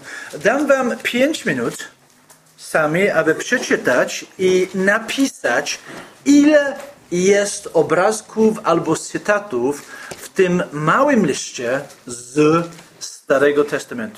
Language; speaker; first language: Polish; non-native, fluent; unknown